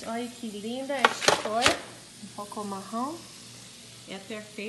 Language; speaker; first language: Portuguese; non-native, learner; English